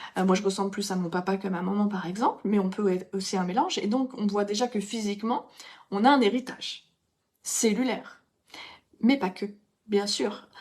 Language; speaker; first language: French; native; French